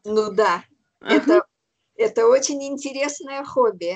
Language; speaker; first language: Russian; native; Russian